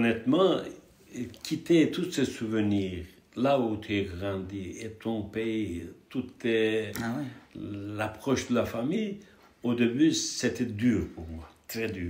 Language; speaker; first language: French; non-native, fluent; Turkish